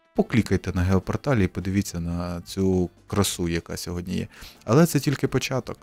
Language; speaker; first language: Ukrainian; native; Ukrainian